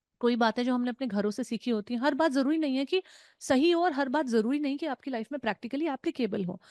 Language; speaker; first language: Hindi; non-native, local second language; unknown